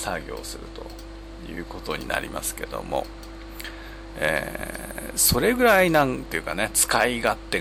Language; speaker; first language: Japanese; native; Japanese